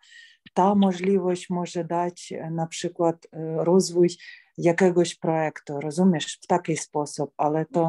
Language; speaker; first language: Polish; non-native, learner; Ukrainian